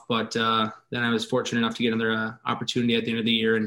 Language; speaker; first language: English; native; English